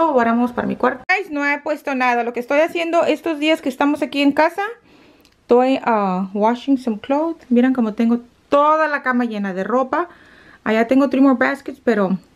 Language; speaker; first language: Spanish; early bilingual, heritage; Spanish